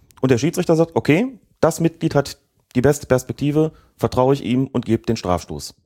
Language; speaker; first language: German; native; German